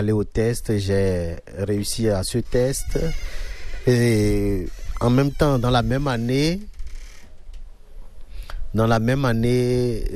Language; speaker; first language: French; non-native, local second language; Fon